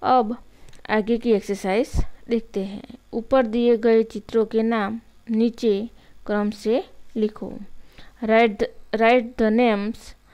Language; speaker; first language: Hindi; non-native, local second language; Gujarati